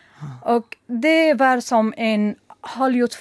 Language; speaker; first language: Swedish; non-native, learner; Persian